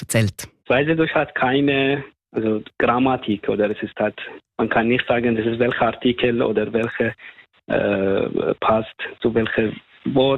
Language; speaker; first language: German; non-native, fluent; Persian